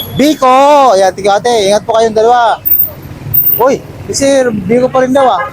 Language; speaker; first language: Filipino; native; Filipino